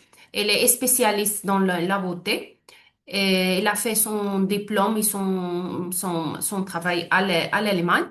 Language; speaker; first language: French; non-native, learner; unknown